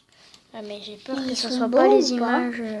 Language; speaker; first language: French; native; French